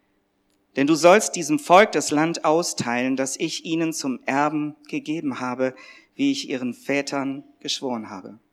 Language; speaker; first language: German; native; German